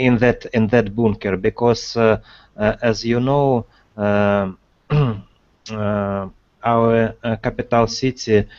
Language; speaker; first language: English; non-native, learner; Russian